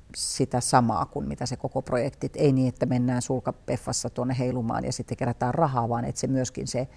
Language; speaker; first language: Finnish; native; Finnish